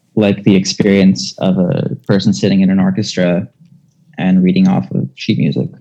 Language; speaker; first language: English; native; English